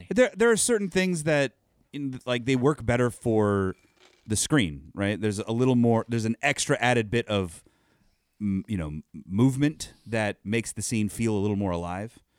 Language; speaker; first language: English; native; English